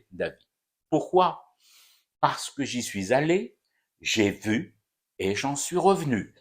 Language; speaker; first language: French; non-native, local second language; Arabic